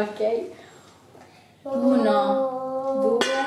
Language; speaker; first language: Italian; native; Italian